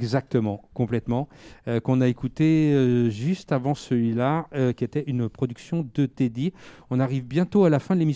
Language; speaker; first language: French; native; French